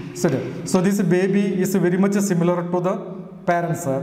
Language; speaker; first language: English; non-native, local second language; Marathi